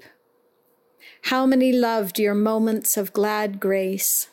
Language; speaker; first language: English; native; English